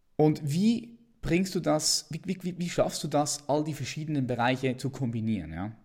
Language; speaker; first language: German; native; German